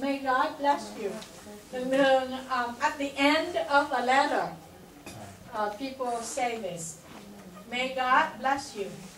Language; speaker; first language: English; non-native, fluent; Vietnamese